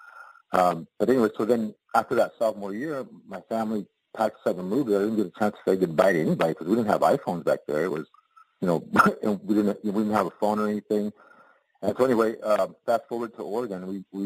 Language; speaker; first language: English; native; English